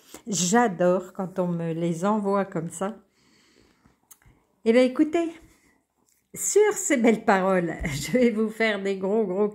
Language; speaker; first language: French; native; French